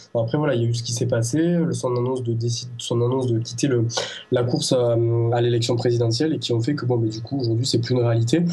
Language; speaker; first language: French; native; French